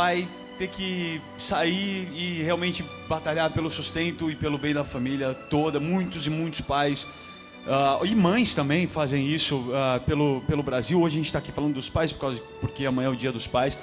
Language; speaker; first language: Portuguese; native; Portuguese